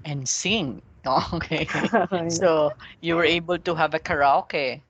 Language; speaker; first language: English; non-native, local second language; Filipino